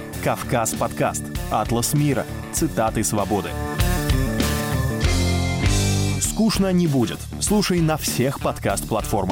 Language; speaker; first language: Russian; native; Russian